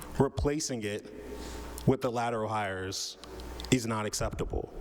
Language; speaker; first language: English; native; English